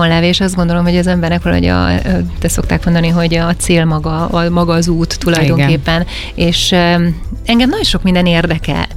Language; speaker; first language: Hungarian; native; Hungarian